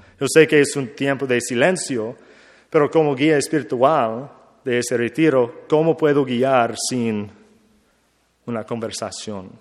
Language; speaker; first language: Spanish; non-native, learner; English